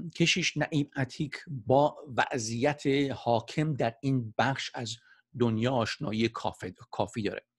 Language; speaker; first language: Persian; native; Persian